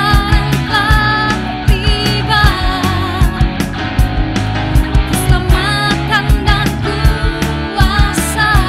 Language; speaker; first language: Indonesian; native; Indonesian